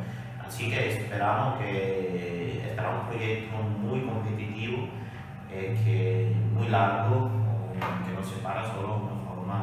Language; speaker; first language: Spanish; non-native, learner; Italian